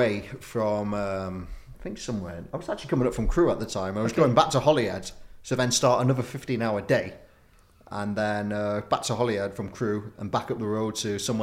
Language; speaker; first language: English; native; English